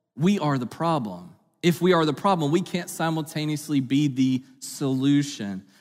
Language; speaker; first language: English; native; English